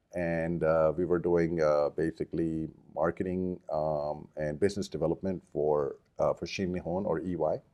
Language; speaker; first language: English; early bilingual, other home language; Japanese